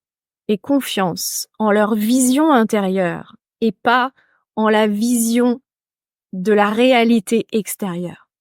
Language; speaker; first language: French; native; French